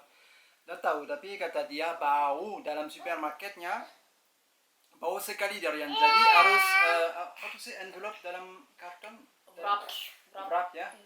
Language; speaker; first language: Indonesian; non-native, learner; French